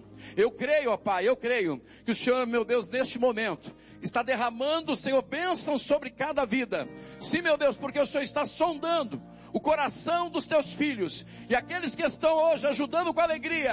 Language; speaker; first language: Portuguese; native; Portuguese